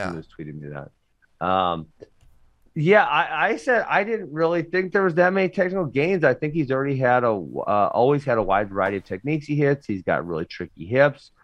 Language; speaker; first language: English; native; English